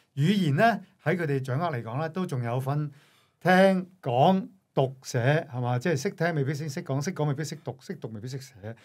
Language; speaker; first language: Cantonese; native; Cantonese